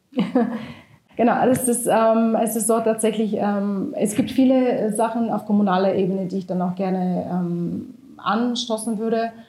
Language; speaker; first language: German; non-native, fluent; Bulgarian